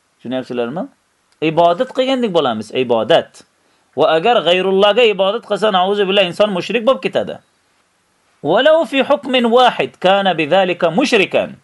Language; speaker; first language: Uzbek; native; Uzbek